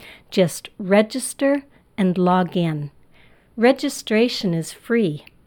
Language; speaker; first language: English; native; English